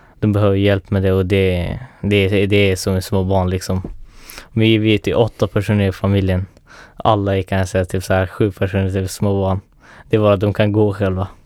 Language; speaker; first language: Swedish; early bilingual, other home language; Persian